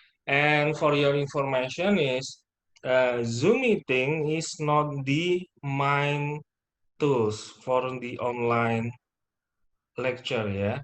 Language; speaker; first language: English; non-native, fluent; Indonesian